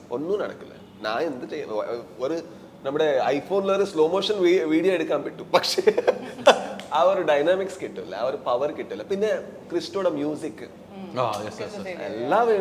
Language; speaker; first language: Malayalam; non-native, learner; Kannada